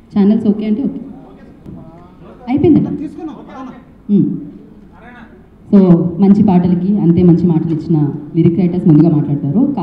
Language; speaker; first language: Telugu; native; Telugu